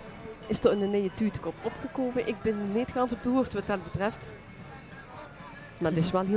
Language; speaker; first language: Dutch; native; Dutch